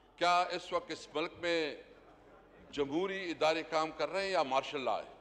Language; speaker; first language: Urdu; non-native, local second language; Pashto